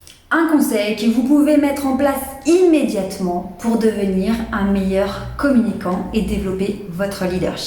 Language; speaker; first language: French; native; French